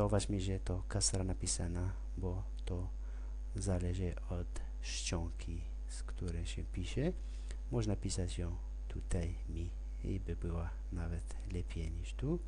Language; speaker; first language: Polish; non-native, fluent; Arabic